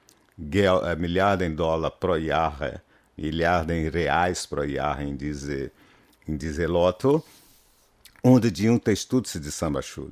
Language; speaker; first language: German; non-native, fluent; Portuguese